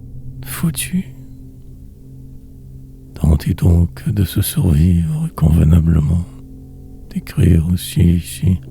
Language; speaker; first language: French; native; French